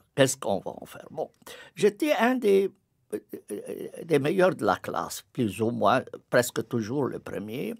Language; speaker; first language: French; non-native, fluent; Arabic